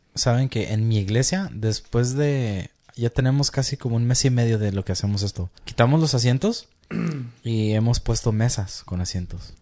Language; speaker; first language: Spanish; early bilingual, heritage; Spanish